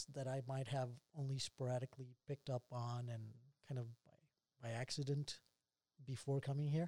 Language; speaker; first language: English; non-native, fluent; Spanish